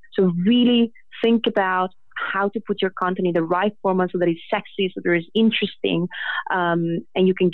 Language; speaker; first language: English; non-native, fluent; Italian